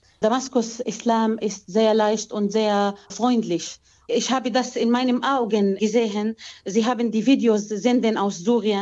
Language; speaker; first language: German; non-native, learner; Arabic